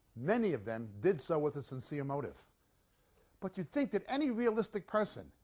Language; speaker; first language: English; native; English